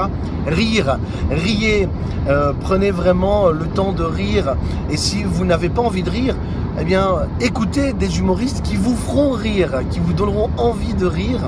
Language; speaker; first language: French; native; French